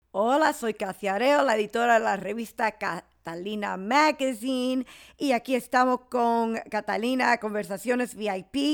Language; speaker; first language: Spanish; early bilingual, heritage; English